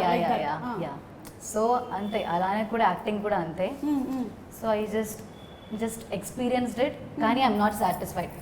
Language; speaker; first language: Telugu; non-native, learner; Malayalam